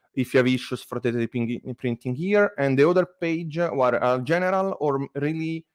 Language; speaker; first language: English; non-native, learner; Italian